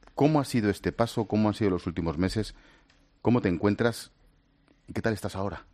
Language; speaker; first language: Spanish; native; Spanish